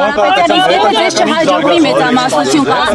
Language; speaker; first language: Armenian; native; Armenian